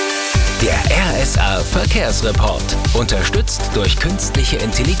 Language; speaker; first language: German; native; German